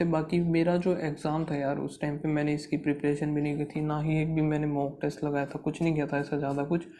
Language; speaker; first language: Hindi; native; Hindi